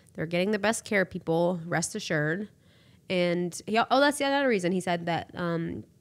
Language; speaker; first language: English; native; English